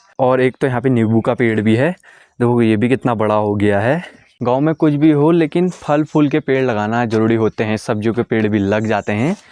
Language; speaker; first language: Hindi; non-native, local second language; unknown